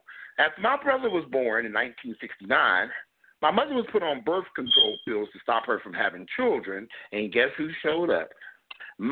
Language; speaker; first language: English; native; English